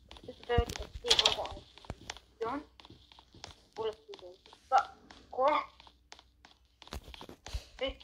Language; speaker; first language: French; native; French